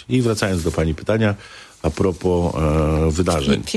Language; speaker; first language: Polish; native; Polish